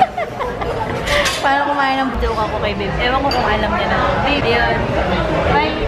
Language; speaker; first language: Filipino; native; Filipino